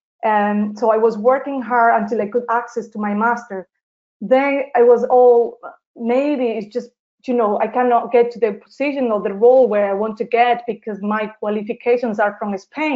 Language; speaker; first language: English; non-native, fluent; Spanish